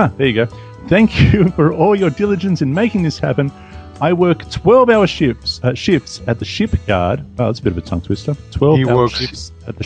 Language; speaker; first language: English; native; English